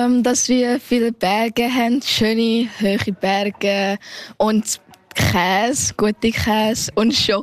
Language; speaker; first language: German; early bilingual, heritage; Thai